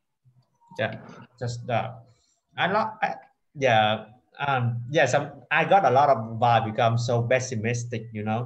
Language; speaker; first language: English; non-native, fluent; Vietnamese